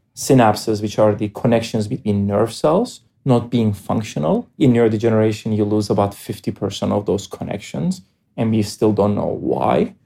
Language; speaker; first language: English; non-native, fluent; Greek